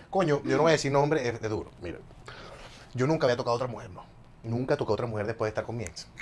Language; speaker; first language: Spanish; native; Spanish